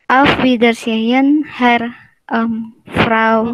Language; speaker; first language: German; non-native, learner; Indonesian